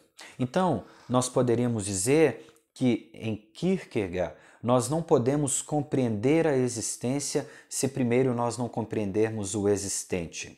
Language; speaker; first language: Portuguese; native; Portuguese